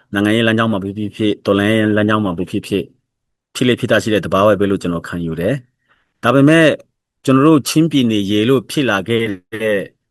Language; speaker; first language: Burmese; non-native, local second language; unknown